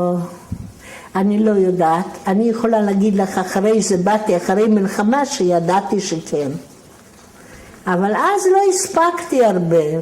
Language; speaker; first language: Hebrew; non-native, fluent; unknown